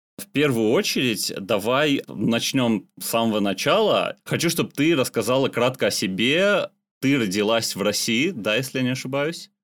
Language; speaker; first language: Russian; non-native, local second language; Armenian